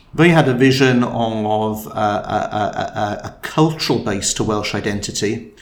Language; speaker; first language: English; native; English